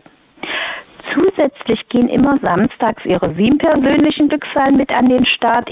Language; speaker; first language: German; native; German